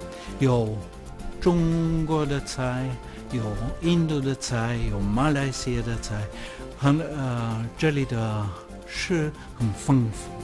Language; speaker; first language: Chinese; non-native, fluent; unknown